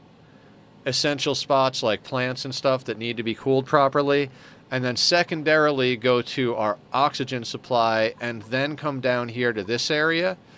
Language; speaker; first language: English; native; English